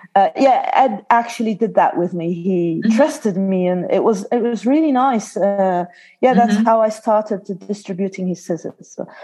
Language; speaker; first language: English; non-native, fluent; Dutch